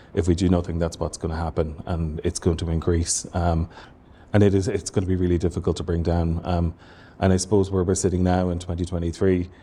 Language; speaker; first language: English; native; English